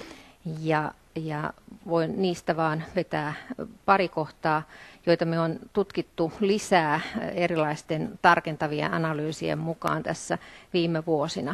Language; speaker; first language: Finnish; native; Finnish